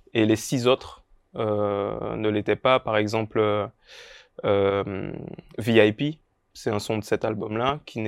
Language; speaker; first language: French; native; French